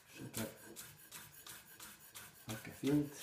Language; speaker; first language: Swedish; non-native, learner; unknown